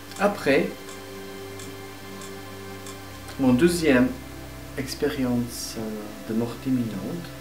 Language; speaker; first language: French; non-native, learner; Italian